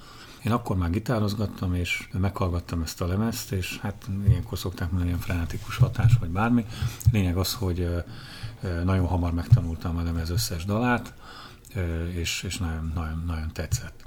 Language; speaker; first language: Hungarian; native; Hungarian